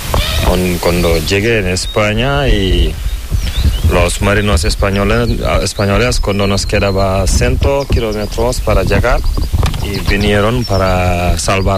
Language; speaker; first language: Spanish; non-native, learner; Fula